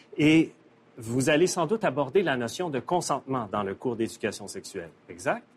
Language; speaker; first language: French; native; French